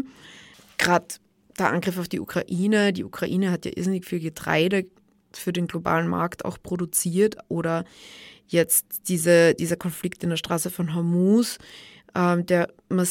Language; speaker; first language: German; native; German